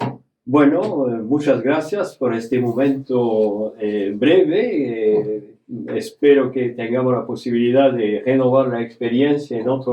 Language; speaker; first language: Spanish; non-native, fluent; French